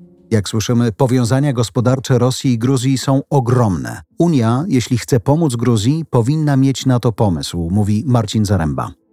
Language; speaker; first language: Polish; native; Polish